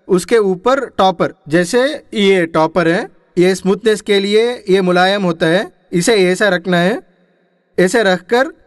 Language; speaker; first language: Hindi; non-native, local second language; Telugu